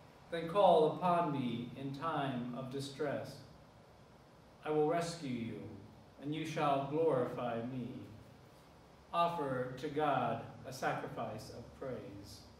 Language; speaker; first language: English; native; English